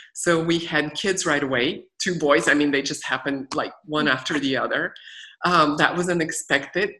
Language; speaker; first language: English; non-native, fluent; Bulgarian